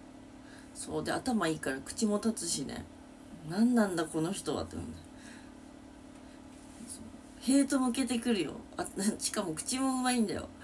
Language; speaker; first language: Japanese; native; Japanese